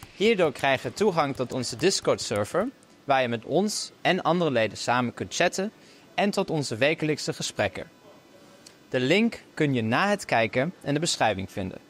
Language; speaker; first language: Dutch; native; Dutch